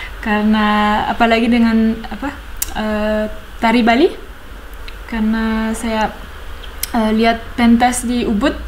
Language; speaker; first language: Indonesian; non-native, fluent; French